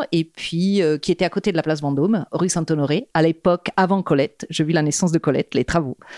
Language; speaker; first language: French; non-native, fluent; Italian